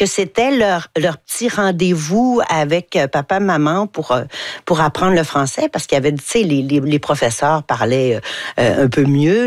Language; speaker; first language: French; native; French